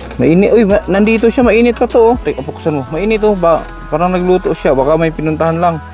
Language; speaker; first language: Filipino; native; Filipino